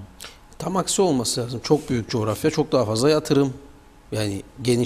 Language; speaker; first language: Turkish; native; Turkish